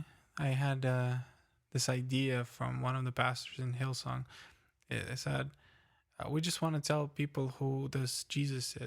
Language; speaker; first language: English; non-native, fluent; Ukrainian